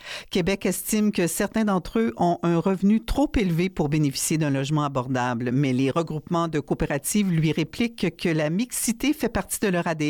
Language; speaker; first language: French; native; French